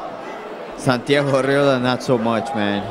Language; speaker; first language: English; native; English